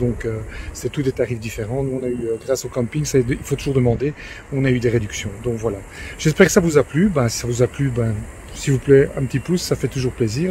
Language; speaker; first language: French; native; French